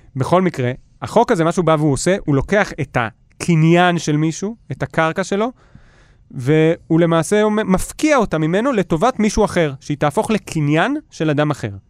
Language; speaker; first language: Hebrew; native; Hebrew